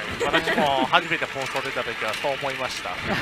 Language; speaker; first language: Japanese; native; Japanese